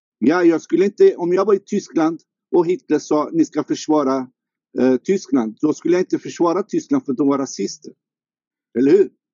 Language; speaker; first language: Swedish; non-native, fluent; Albanian